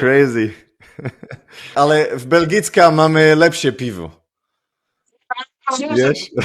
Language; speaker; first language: Slovak; non-native, learner; French